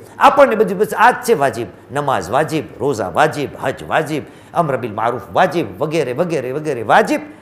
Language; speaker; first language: Gujarati; early bilingual, heritage; Gujarati